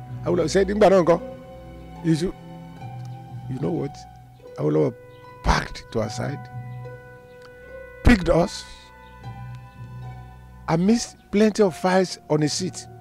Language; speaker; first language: English; non-native, local second language; Yoruba